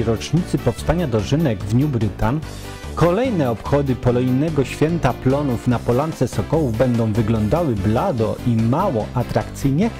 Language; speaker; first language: Polish; native; Polish